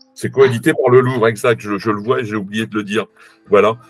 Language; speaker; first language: French; native; French